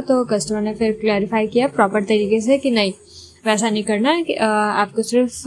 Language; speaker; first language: Hindi; non-native, local second language; Gujarati